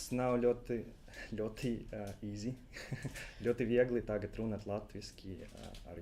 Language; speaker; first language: Latvian; non-native, local second language; Russian